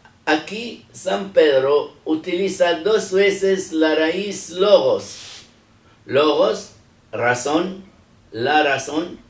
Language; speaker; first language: Spanish; non-native, fluent; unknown